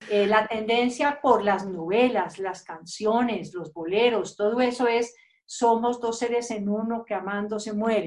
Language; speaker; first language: Spanish; native; Spanish